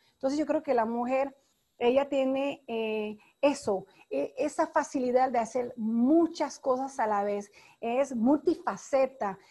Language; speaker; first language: Spanish; non-native, fluent; French